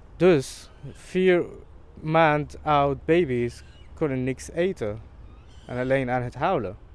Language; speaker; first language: Dutch; non-native, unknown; Arabic